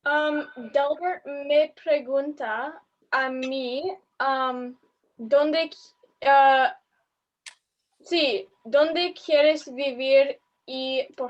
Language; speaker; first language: Spanish; non-native, learner; English